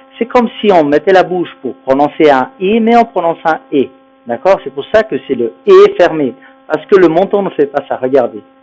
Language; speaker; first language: French; non-native, fluent; Spanish